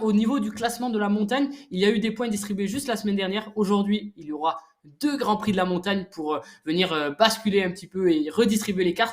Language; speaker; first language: French; native; French